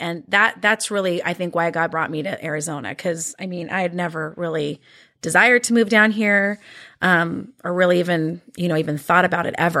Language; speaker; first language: English; early bilingual, other home language; Norwegian